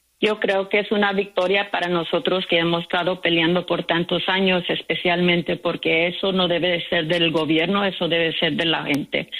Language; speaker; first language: Spanish; early bilingual, heritage; Spanish